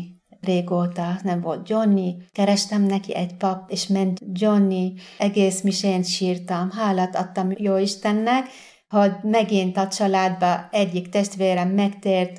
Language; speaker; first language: Hungarian; non-native, fluent; Arabic